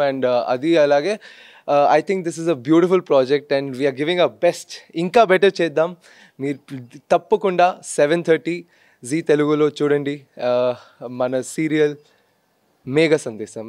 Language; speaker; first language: Telugu; non-native, local second language; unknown